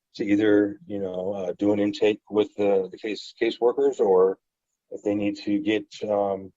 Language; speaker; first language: English; native; English